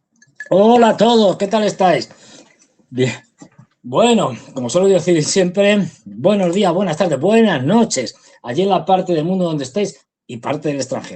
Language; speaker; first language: Spanish; native; Spanish